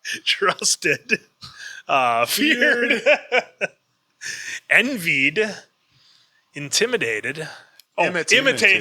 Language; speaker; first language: English; native; English